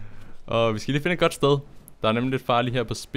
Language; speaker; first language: Danish; native; Danish